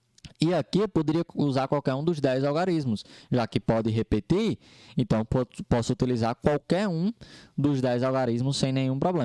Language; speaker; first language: Portuguese; native; Portuguese